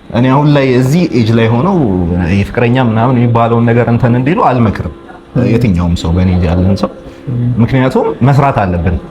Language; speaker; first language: Amharic; native; Amharic